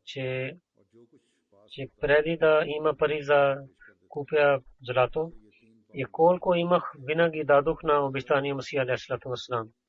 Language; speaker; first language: Bulgarian; non-native, learner; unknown